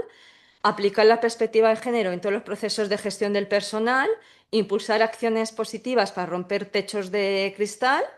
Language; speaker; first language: Spanish; native; Spanish